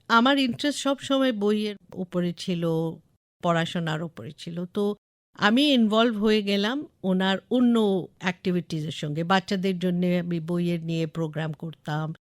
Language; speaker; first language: Bangla; non-native, local second language; English